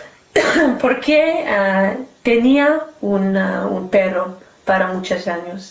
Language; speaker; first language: Spanish; non-native, learner; English